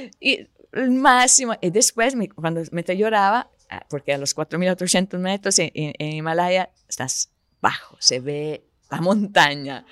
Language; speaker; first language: Spanish; non-native, fluent; Italian